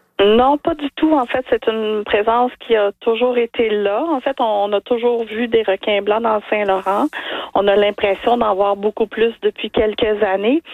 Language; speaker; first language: French; native; French